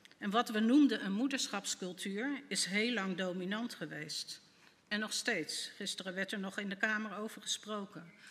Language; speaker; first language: Dutch; native; Dutch